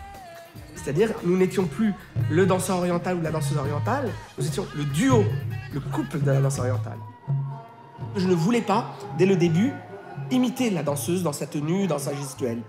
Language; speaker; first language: French; non-native, local second language; Arabic